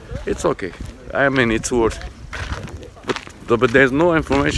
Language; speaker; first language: English; non-native, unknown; Arabic